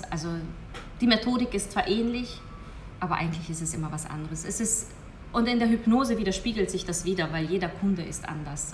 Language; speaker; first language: German; early bilingual, heritage; Hungarian